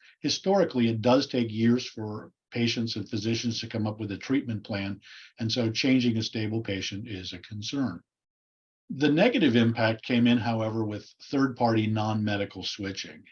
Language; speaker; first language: English; native; English